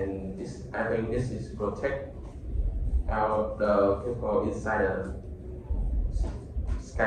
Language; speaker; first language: English; non-native, learner; Vietnamese